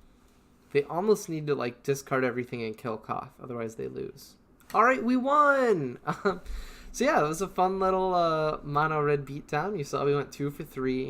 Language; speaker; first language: English; native; English